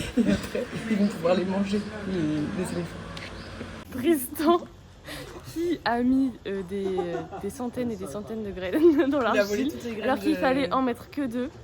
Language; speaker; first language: French; native; French